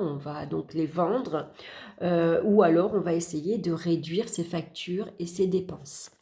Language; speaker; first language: French; native; French